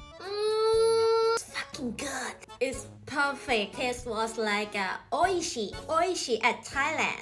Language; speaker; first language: English; non-native, learner; Thai